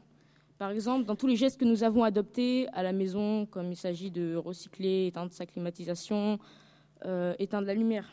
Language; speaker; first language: French; early bilingual, heritage; French